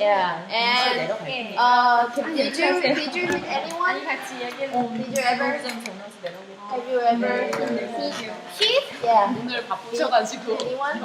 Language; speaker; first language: English; non-native, learner; Korean